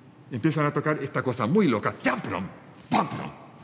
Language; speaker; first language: Spanish; non-native, fluent; English